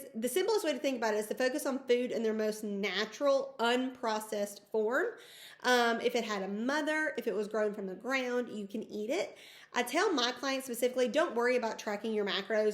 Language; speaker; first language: English; native; English